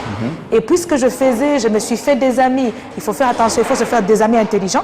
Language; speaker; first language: French; non-native, local second language; Kinyarwanda